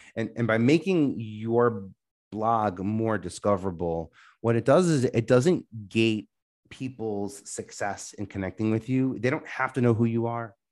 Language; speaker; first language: English; native; English